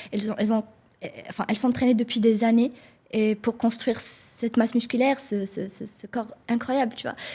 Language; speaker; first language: French; non-native, local second language; Arabic